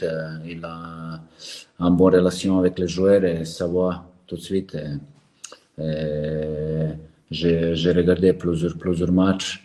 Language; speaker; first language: French; non-native, learner; Serbian